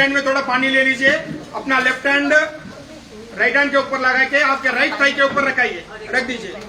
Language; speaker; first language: Hindi; non-native, local second language; Telugu